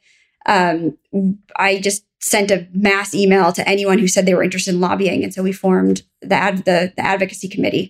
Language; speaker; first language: English; native; English